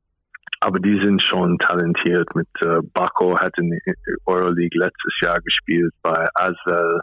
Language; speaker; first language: German; non-native, fluent; English